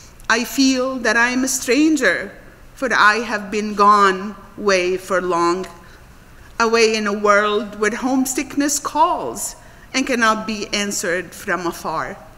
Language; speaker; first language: English; non-native, fluent; Arabic